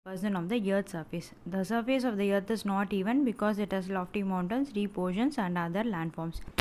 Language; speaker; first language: English; non-native, local second language; Tamil